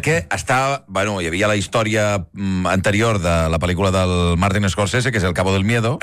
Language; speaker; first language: Catalan; native; Catalan